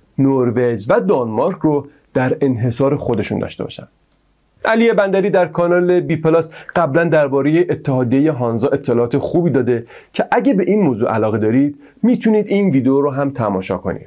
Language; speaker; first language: Persian; native; Persian